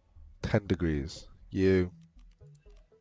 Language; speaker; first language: English; native; English